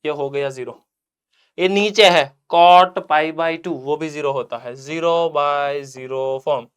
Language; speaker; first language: Hindi; non-native, local second language; Gujarati